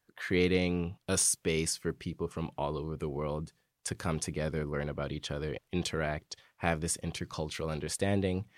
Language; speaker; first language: English; native; English